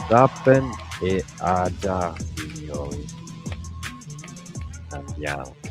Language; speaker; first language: Italian; native; Italian